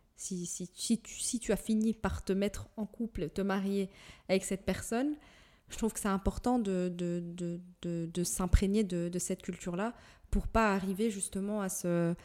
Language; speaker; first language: French; native; French